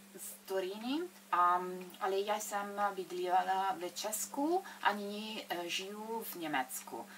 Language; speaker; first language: Czech; non-native, learner; Italian